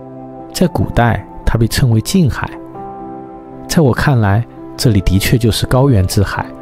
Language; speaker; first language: Chinese; native; Chinese